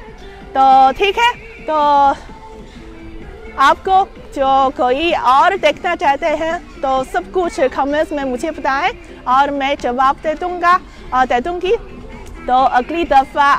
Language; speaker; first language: Hindi; non-native, fluent; Chinese